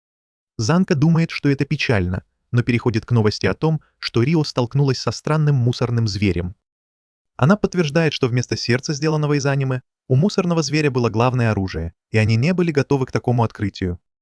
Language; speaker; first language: Russian; native; Russian